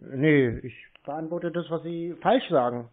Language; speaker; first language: German; native; German